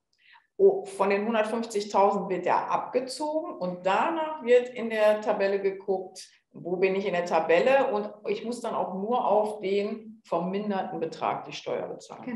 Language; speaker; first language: German; native; German